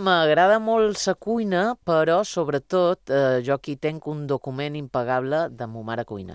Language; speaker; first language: Catalan; native; Catalan